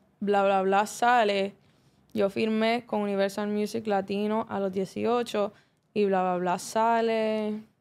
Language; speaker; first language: Spanish; early bilingual, heritage; Spanish